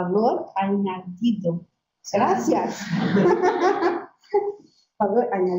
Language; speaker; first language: Spanish; non-native, learner; Portuguese